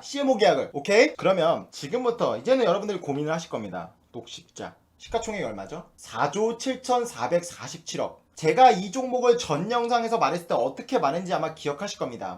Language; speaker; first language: Korean; native; Korean